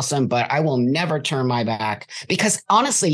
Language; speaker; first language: English; native; English